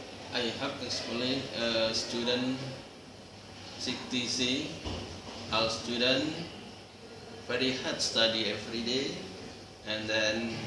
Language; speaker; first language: English; non-native, learner; Indonesian